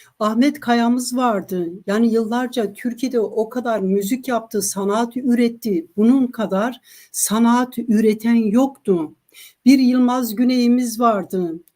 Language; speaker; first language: Turkish; non-native, local second language; Kurdish